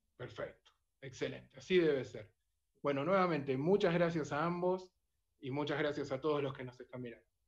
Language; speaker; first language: Spanish; native; Spanish